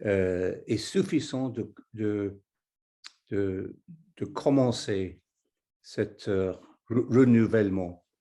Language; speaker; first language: French; non-native, fluent; English